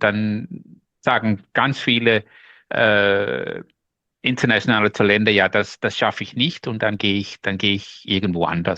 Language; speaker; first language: German; non-native, learner; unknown